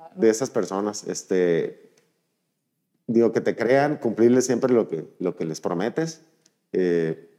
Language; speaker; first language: Spanish; native; Spanish